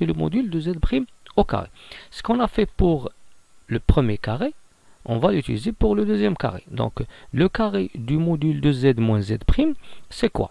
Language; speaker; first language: French; non-native, local second language; Arabic